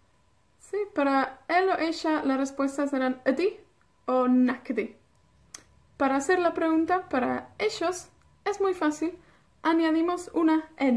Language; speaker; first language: Spanish; non-native, fluent; Welsh